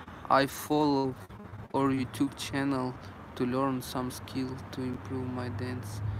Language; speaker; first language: English; non-native, learner; Russian